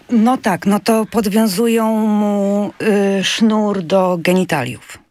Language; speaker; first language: Polish; native; Polish